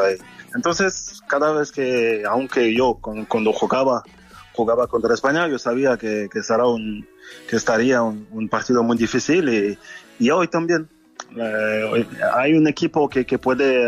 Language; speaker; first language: Spanish; non-native, fluent; French